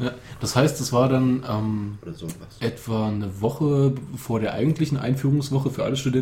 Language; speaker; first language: German; native; German